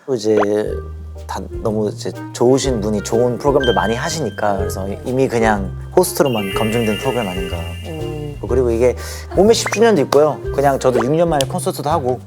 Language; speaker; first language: Korean; early bilingual, heritage; Korean